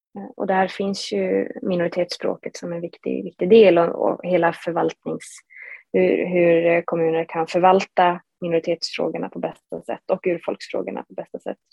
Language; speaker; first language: Swedish; native; Swedish